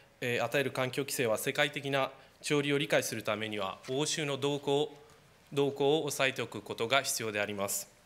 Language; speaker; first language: Japanese; non-native, fluent; Romanian